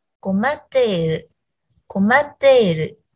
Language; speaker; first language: Japanese; non-native, learner; Vietnamese